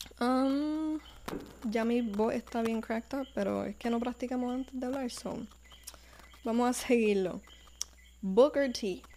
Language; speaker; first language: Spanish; early bilingual, heritage; Spanish